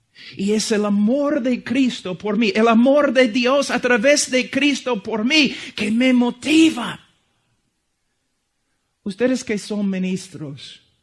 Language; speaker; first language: Spanish; non-native, fluent; English